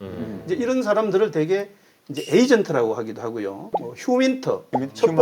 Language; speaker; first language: Korean; native; Korean